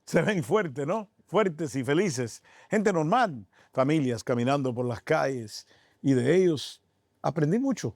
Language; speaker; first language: Spanish; native; Spanish